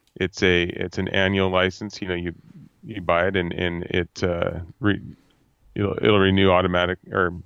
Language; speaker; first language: English; native; English